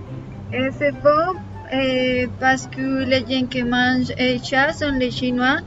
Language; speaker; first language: French; non-native, learner; Spanish